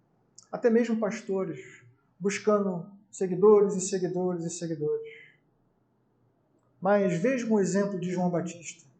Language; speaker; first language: Portuguese; native; Portuguese